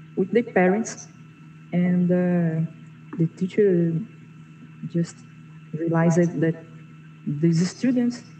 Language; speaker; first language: English; non-native, learner; Portuguese